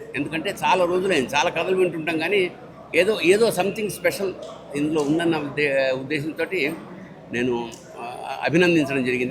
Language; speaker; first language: Telugu; native; Telugu